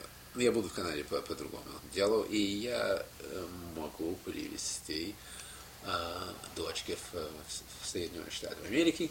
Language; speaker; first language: Russian; non-native, fluent; English